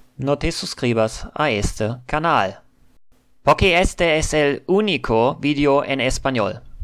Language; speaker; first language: Spanish; non-native, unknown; German